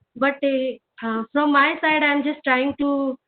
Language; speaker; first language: English; non-native, local second language; Hindi